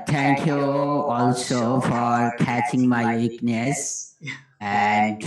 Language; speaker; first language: English; non-native, learner; Bangla